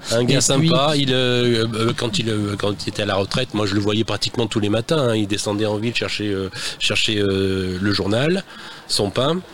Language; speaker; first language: French; native; French